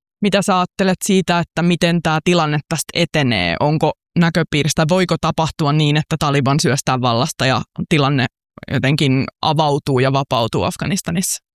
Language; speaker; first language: Finnish; native; Finnish